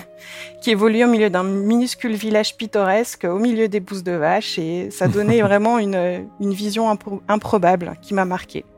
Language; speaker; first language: French; native; French